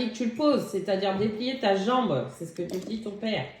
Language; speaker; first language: French; native; French